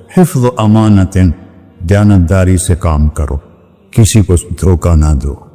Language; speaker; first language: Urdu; non-native, local second language; Punjabi